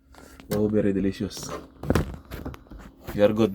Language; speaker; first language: English; non-native, local second language; Filipino